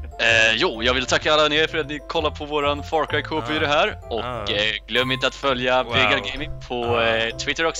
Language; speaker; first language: Swedish; native; Swedish